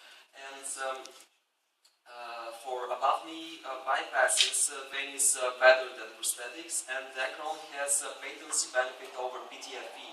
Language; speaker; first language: English; non-native, fluent; Bulgarian